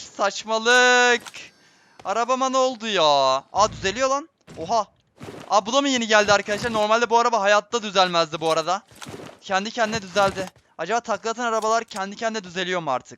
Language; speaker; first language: Turkish; native; Turkish